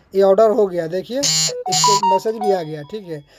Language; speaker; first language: Hindi; native; Hindi